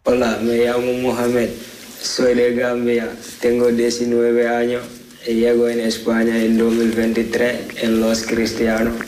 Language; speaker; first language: Spanish; non-native, learner; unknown